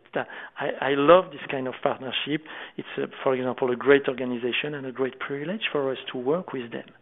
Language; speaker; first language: English; non-native, fluent; French